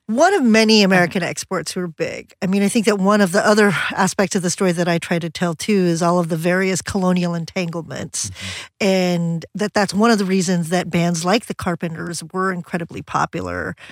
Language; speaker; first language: English; early bilingual, other home language; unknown